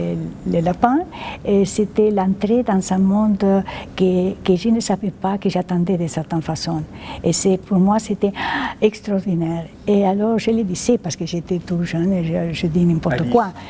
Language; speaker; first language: French; non-native, fluent; Spanish